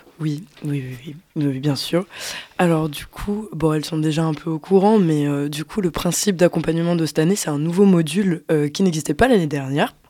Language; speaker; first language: French; native; French